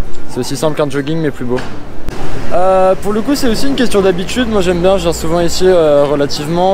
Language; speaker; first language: French; native; French